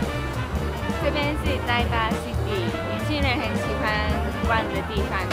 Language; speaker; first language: Chinese; non-native, fluent; Japanese